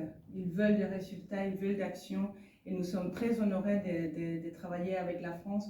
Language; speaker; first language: French; non-native, fluent; Spanish